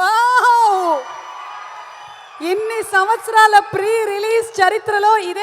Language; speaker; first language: Telugu; native; Telugu